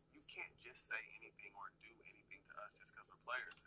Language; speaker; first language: English; native; English